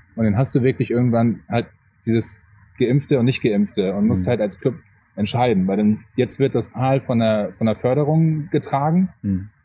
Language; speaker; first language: German; native; German